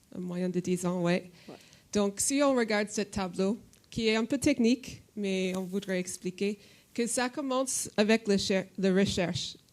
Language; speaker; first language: French; non-native, fluent; English